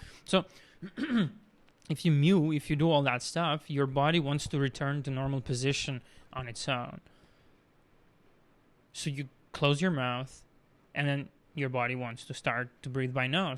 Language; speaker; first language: English; non-native, fluent; Russian